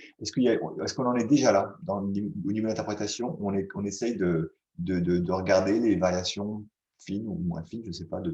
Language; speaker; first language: French; native; French